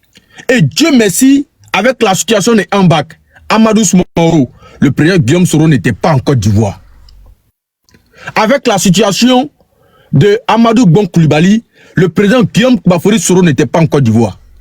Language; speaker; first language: French; native; French